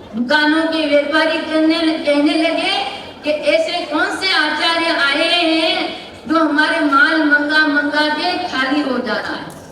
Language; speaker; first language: Hindi; non-native, local second language; Kannada